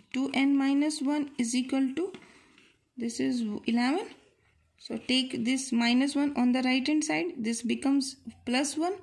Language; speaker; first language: English; non-native, local second language; Hindi